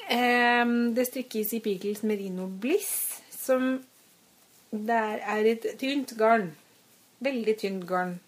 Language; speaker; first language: Norwegian; native; Norwegian